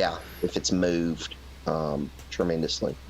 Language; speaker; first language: English; native; English